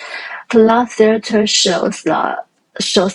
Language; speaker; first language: English; non-native, learner; Chinese